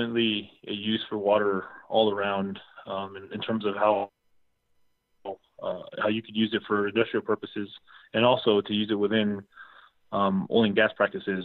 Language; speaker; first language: English; native; English